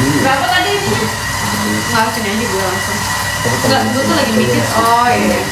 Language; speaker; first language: Indonesian; native; Indonesian